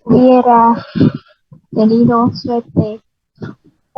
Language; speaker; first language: Spanish; non-native, learner; Vietnamese